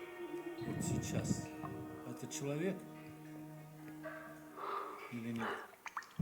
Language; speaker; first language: Russian; native; Russian